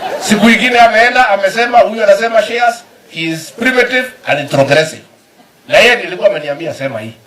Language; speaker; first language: Swahili; non-native, local second language; Kikuyu